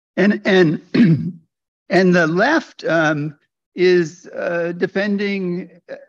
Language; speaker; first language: English; native; English